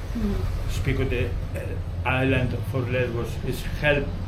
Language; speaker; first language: English; non-native, learner; Greek